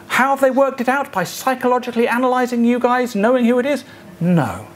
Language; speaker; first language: English; native; English